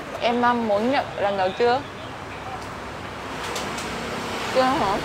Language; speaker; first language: Vietnamese; non-native, learner; Japanese